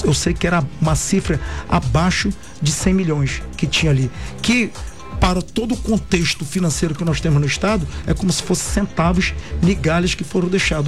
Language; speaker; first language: Portuguese; native; Portuguese